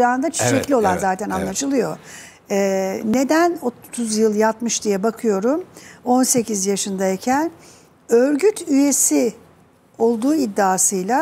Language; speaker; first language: Turkish; native; Turkish